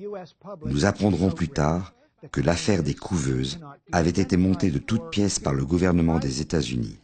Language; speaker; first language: French; native; French